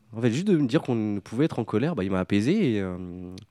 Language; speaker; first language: French; native; French